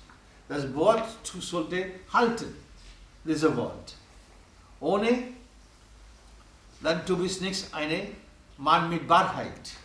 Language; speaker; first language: German; non-native, learner; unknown